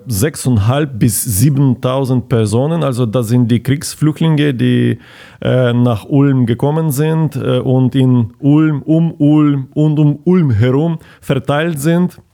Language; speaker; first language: German; non-native, fluent; Ukrainian